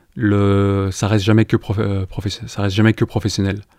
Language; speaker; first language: French; native; French